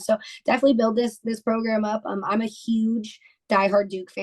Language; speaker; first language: English; native; English